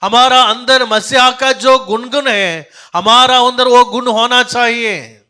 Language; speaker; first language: Hindi; non-native, local second language; Telugu